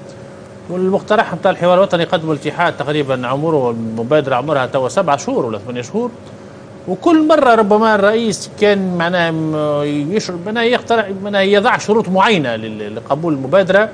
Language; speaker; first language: Arabic; native; Arabic